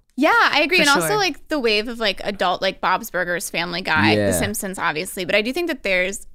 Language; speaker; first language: English; native; English